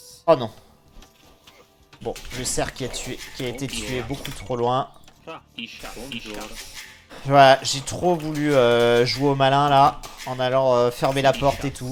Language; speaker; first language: French; native; French